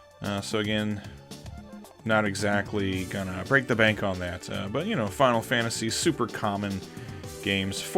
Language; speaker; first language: English; native; English